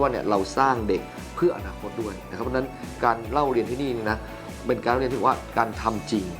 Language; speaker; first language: Thai; native; Thai